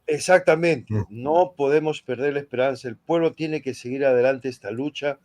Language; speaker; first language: Spanish; native; Spanish